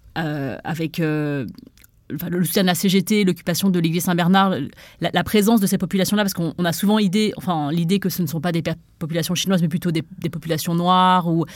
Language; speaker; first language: French; native; French